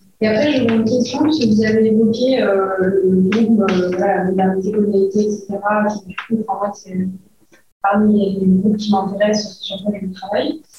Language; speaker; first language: French; native; French